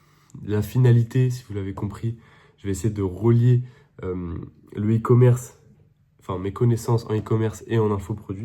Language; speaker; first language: French; native; French